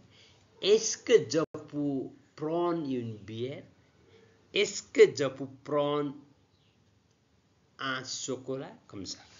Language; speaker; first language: French; non-native, learner; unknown